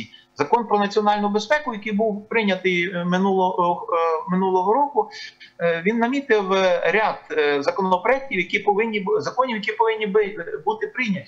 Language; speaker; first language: Ukrainian; native; Ukrainian